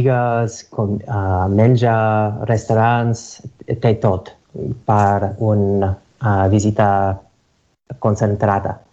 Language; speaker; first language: Catalan; non-native, learner; English